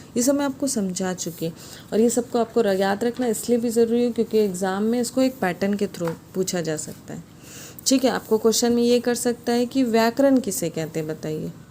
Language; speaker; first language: Hindi; native; Hindi